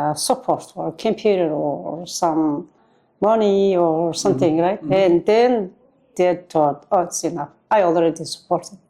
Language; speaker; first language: English; non-native, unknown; Mongolian